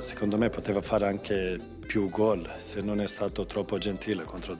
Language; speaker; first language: Italian; non-native, fluent; Swedish